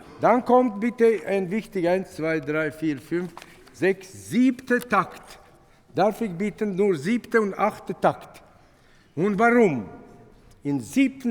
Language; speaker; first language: German; non-native, fluent; Latvian